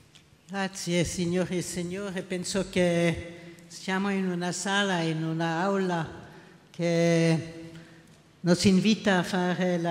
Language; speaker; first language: Italian; non-native, local second language; French